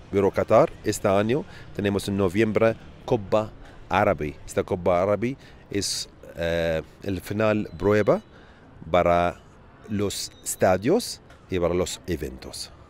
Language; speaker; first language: Spanish; non-native, learner; Arabic